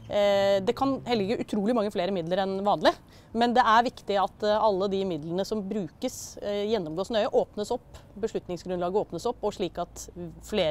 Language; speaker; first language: Norwegian; native; Norwegian